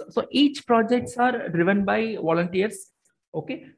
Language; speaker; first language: English; non-native, local second language; Tamil